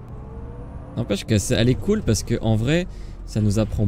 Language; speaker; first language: French; native; French